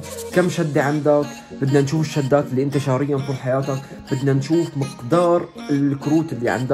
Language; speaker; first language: Arabic; native; Arabic